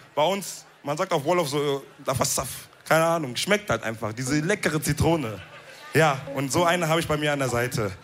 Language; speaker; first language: German; early bilingual, other home language; Wolof